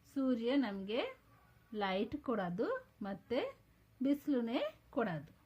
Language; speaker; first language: Kannada; non-native, local second language; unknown